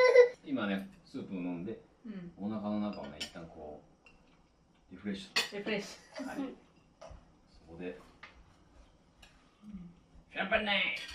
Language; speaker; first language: Japanese; native; Japanese